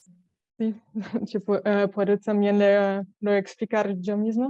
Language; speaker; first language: Spanish; non-native, fluent; French